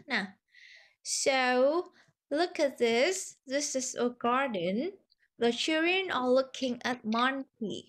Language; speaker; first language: English; non-native, fluent; Vietnamese